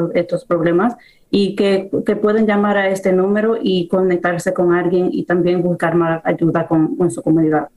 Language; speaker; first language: Spanish; early bilingual, heritage; Spanish